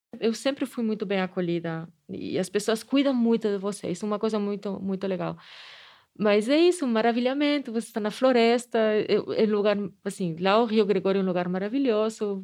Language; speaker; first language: Portuguese; non-native, fluent; Spanish